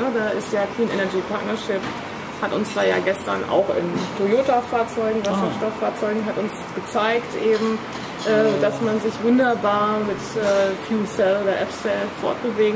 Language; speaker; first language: German; native; German